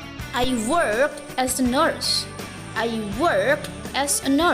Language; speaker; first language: English; non-native, fluent; Indonesian